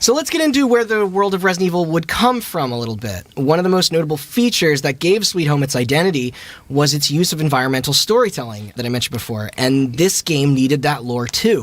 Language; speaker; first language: English; native; English